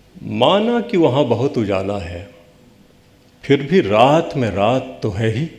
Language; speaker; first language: Hindi; non-native, local second language; Bhojpuri